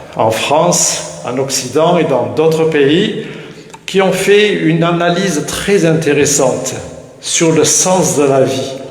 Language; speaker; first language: French; native; French